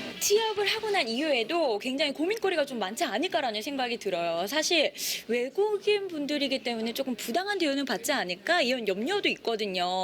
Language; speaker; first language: Korean; native; Korean